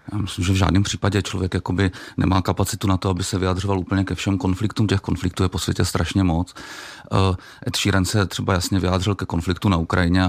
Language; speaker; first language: Czech; native; Czech